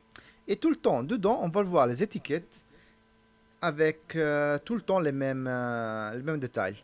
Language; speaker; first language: French; non-native, learner; Italian